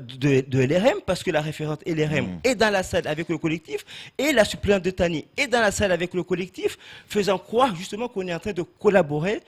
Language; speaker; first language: French; native; French